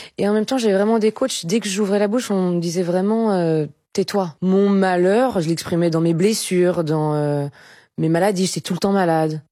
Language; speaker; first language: French; native; French